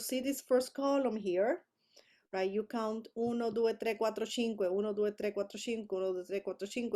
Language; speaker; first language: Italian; non-native, fluent; Spanish